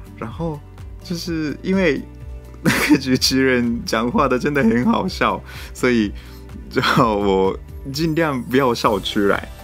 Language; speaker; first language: Chinese; non-native, fluent; Japanese